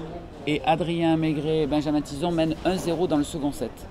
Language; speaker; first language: French; native; French